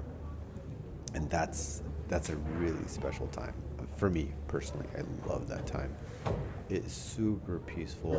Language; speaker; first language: English; early bilingual, other home language; Urdu